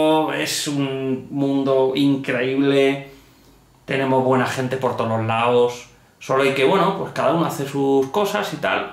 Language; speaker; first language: Spanish; native; Spanish